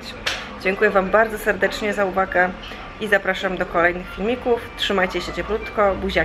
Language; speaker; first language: Polish; native; Polish